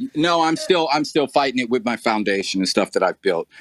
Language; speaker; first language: English; native; English